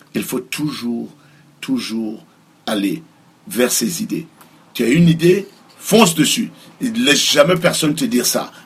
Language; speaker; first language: French; non-native, local second language; Mossi